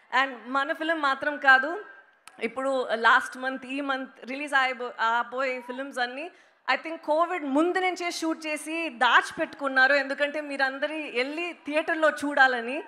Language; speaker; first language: Telugu; non-native, local second language; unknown